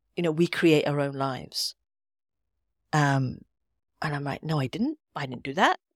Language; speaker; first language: English; native; English